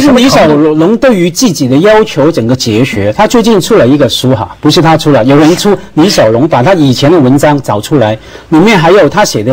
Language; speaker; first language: Chinese; non-native, local second language; Cantonese